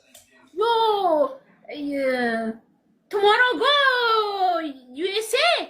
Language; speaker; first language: English; non-native, learner; Amharic